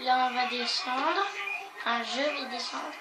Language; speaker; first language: French; native; French